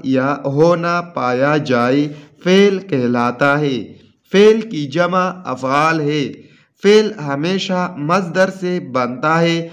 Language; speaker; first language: Urdu; non-native, local second language; Pashto